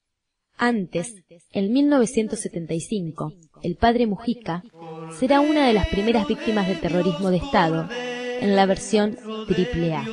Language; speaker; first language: Spanish; native; Spanish